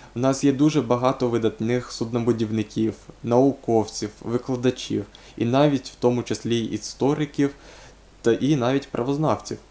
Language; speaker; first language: Ukrainian; native; Ukrainian